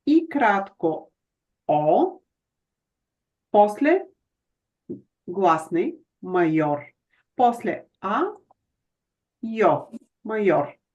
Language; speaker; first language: Russian; non-native, fluent; Bulgarian